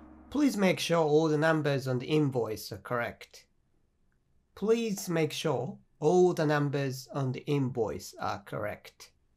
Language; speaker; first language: English; non-native, fluent; Japanese